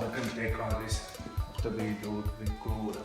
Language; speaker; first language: English; non-native, learner; Finnish